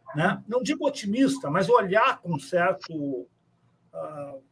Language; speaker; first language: Portuguese; native; Portuguese